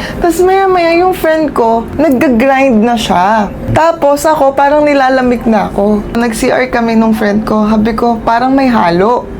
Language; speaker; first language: Filipino; non-native, local second language; Cebuano